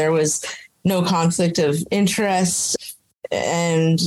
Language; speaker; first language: English; native; English